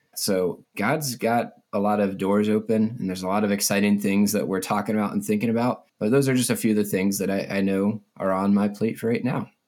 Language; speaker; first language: English; native; English